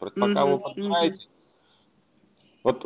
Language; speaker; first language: Russian; native; Russian